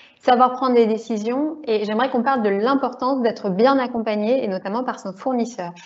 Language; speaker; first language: French; native; French